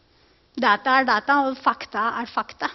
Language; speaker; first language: Norwegian; non-native, fluent; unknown